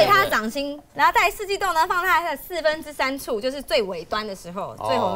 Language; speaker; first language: Chinese; native; Chinese